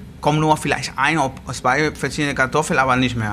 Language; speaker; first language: German; non-native, learner; Spanish